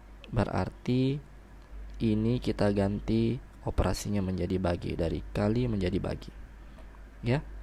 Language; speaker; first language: Indonesian; native; Indonesian